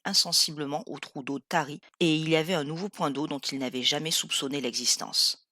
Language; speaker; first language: French; native; French